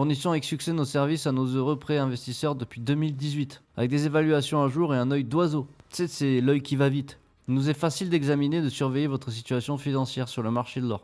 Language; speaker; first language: French; native; French